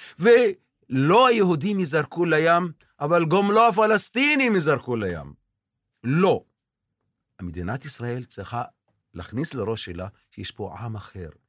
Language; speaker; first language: Hebrew; non-native, local second language; Arabic